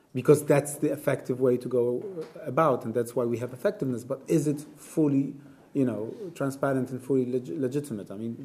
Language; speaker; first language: English; non-native, fluent; Polish